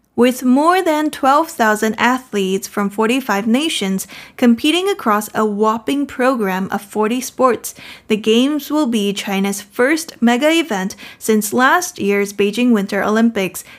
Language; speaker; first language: English; non-native, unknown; Chinese